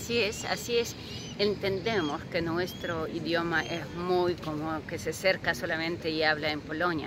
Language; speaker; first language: Spanish; non-native, fluent; Polish